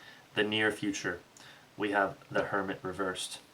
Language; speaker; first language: English; native; English